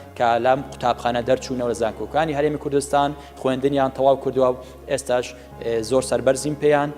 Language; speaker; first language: Central Kurdish; non-native, local second language; Assyrian Neo-Aramaic